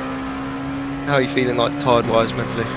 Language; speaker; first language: English; native; English